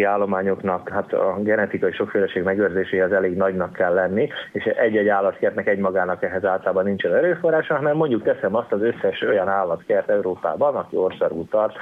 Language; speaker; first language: Hungarian; native; Hungarian